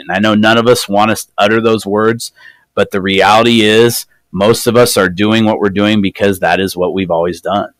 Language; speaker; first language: English; native; English